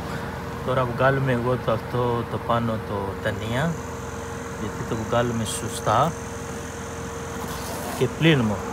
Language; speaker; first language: Greek; non-native, learner; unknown